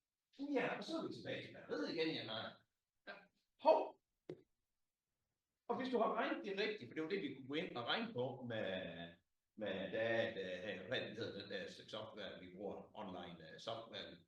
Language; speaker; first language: Danish; native; Danish